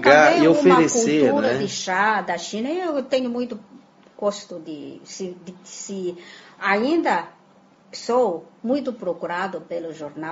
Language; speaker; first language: Portuguese; non-native, fluent; Chinese